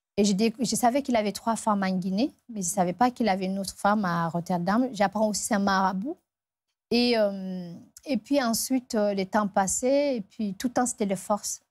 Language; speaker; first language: French; non-native, local second language; Fula